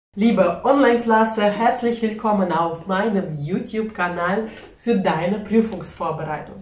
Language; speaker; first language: German; non-native, fluent; Russian